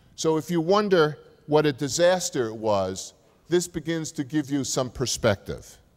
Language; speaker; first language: English; native; English